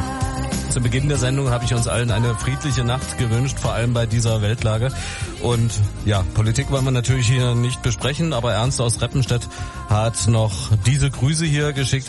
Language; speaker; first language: German; native; German